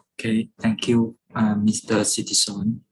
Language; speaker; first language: English; non-native, fluent; Lao